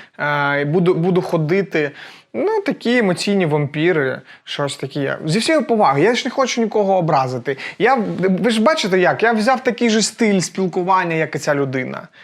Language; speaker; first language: Ukrainian; non-native, local second language; Russian